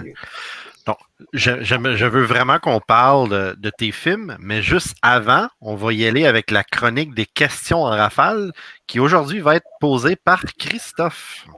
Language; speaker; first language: French; native; French